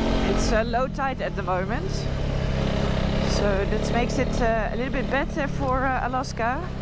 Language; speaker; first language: English; non-native, fluent; Dutch